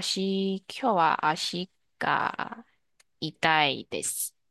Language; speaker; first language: Japanese; non-native, learner; Chinese